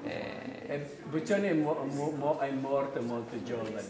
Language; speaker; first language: Italian; non-native, learner; English